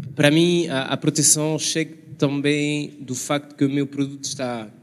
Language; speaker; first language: Portuguese; non-native, learner; French